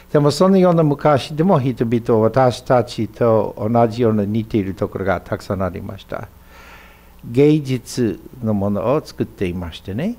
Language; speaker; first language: Japanese; non-native, fluent; English